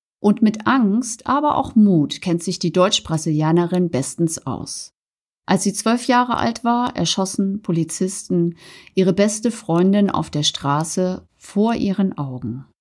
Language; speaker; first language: German; native; German